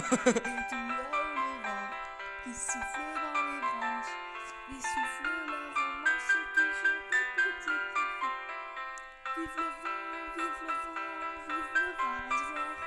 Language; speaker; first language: French; native; French